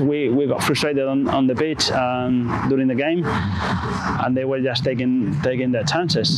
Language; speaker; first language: English; non-native, fluent; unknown